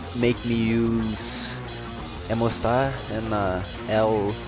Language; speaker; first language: English; non-native, learner; Portuguese